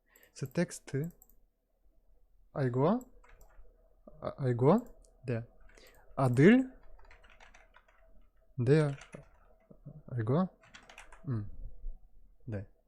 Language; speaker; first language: Korean; non-native, learner; Russian